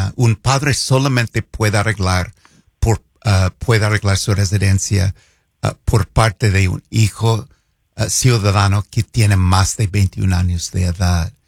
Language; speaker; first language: Spanish; non-native, fluent; English